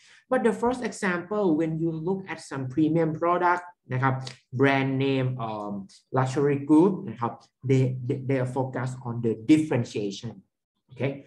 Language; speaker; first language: English; non-native, fluent; Thai